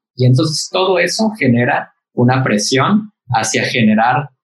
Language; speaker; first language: Spanish; native; Spanish